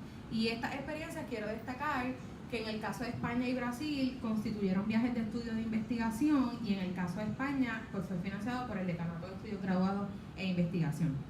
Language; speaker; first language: Spanish; native; Spanish